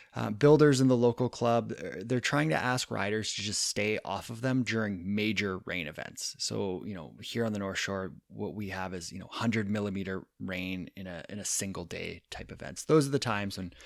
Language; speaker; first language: English; native; English